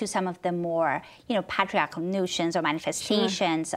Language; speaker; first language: English; non-native, local second language; Urdu